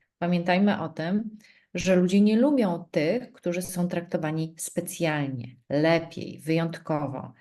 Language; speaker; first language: Polish; native; Polish